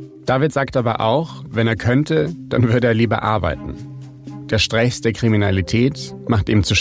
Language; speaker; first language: German; native; German